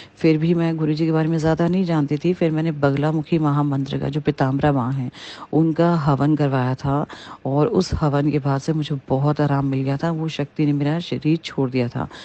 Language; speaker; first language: Hindi; native; Hindi